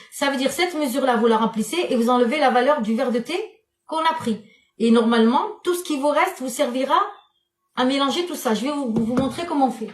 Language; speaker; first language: French; non-native, local second language; Arabic